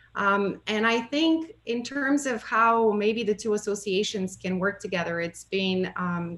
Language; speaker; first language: English; non-native, fluent; Bulgarian